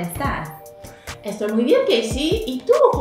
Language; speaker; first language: Spanish; non-native, fluent; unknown